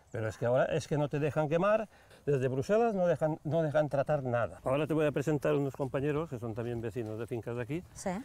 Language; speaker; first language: Spanish; non-native, local second language; Catalan